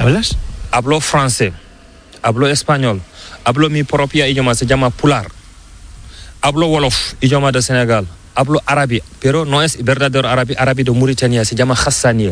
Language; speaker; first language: Spanish; non-native, learner; Fula